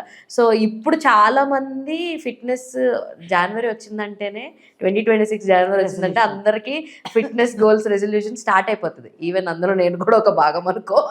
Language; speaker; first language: Telugu; native; Telugu